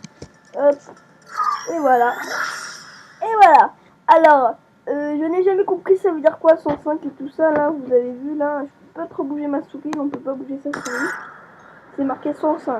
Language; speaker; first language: French; native; French